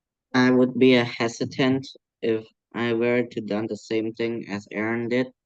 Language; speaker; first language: English; non-native, learner; Khmer